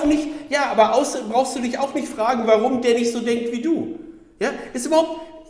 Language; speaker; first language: German; native; German